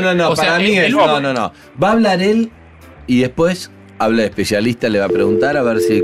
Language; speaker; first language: Spanish; native; Spanish